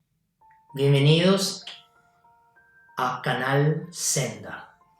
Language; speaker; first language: Spanish; non-native, fluent; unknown